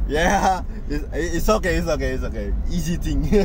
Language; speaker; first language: English; non-native, learner; Indonesian